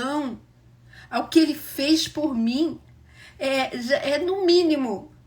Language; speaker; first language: Portuguese; native; Portuguese